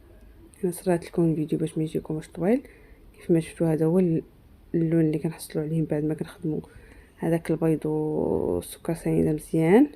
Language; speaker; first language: Arabic; native; Arabic